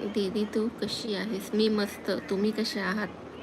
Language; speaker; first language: Hindi; non-native, local second language; Marathi